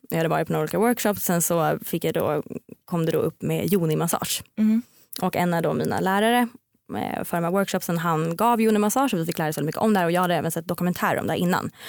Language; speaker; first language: Swedish; native; Swedish